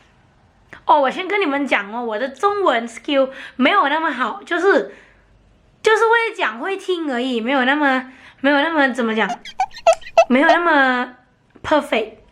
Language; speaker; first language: Chinese; non-native, fluent; Thai